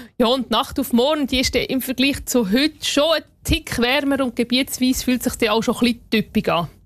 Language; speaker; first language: German; native; German